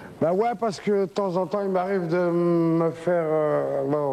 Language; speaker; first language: French; native; French